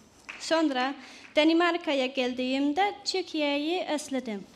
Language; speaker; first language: Turkish; non-native, learner; Danish